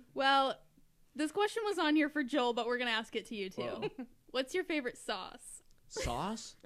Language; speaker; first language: English; native; English